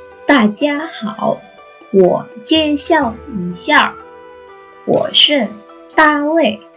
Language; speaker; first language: Chinese; non-native, fluent; Indonesian